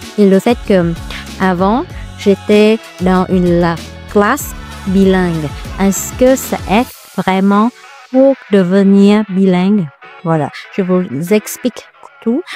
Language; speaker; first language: French; non-native, fluent; Vietnamese